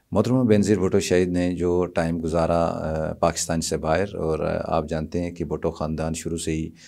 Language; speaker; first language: Urdu; non-native, local second language; Punjabi